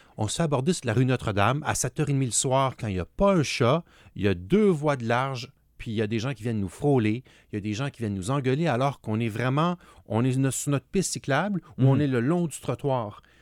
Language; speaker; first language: French; native; French